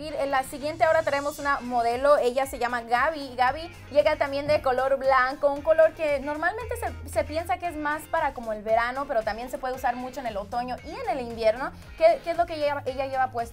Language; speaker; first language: Spanish; native; Spanish